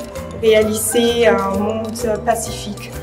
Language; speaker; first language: French; non-native, fluent; German